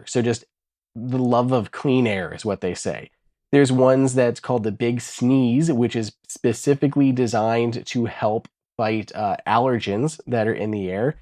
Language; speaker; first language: English; native; English